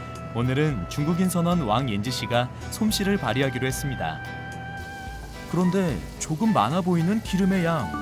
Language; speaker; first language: Korean; native; Korean